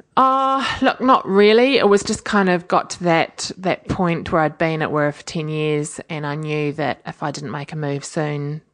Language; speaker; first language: English; native; English